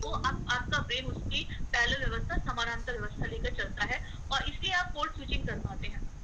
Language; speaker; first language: Hindi; native; Hindi